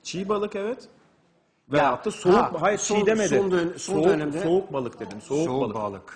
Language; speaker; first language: Turkish; native; Turkish